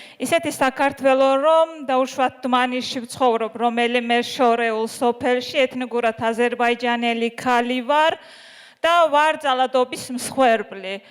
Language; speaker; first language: Georgian; non-native, local second language; Azerbaijani